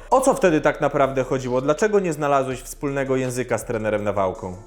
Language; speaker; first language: Polish; native; Polish